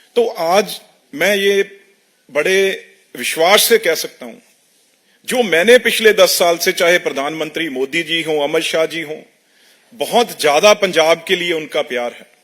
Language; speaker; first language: Hindi; non-native, local second language; Punjabi